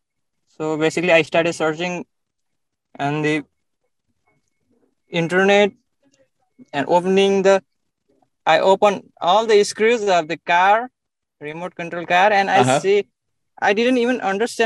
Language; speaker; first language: English; non-native, local second language; Nepali